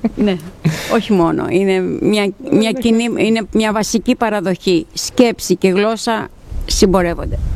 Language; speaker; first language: Greek; native; Greek